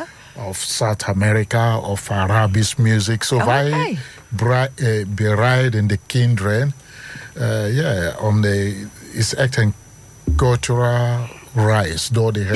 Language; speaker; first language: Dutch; non-native, learner; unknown